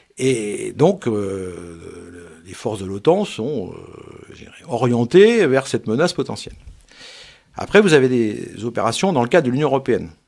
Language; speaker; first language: French; native; French